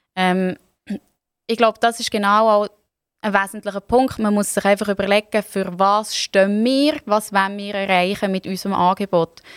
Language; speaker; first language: German; native; German